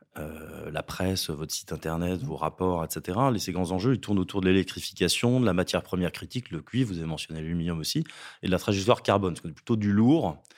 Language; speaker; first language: French; native; French